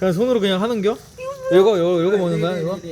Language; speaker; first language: Korean; native; Korean